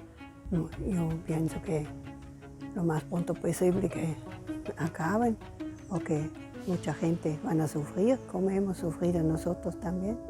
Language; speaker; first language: Spanish; non-native, fluent; German